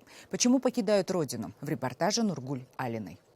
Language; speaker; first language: Russian; native; Russian